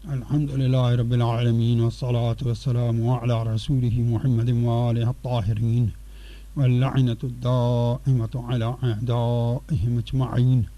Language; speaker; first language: Arabic; non-native, fluent; Urdu